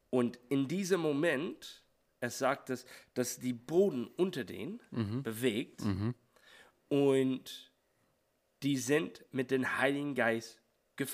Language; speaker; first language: German; non-native, learner; English